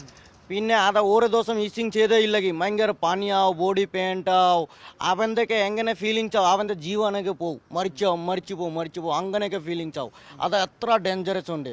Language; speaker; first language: Malayalam; non-native, local second language; Assamese